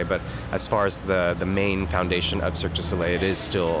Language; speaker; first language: English; native; English